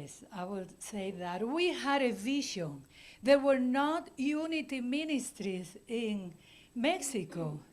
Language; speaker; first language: English; non-native, fluent; Spanish